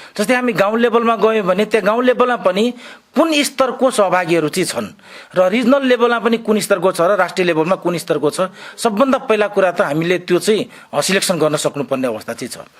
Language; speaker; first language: Nepali; non-native, local second language; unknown